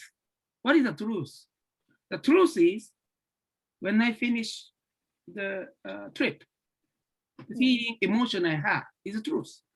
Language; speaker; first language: English; non-native, learner; Japanese